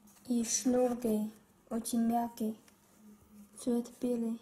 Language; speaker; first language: Russian; non-native, learner; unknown